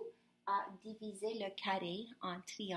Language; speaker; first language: French; non-native, fluent; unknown